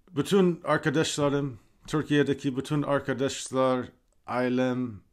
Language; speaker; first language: Turkish; non-native, fluent; English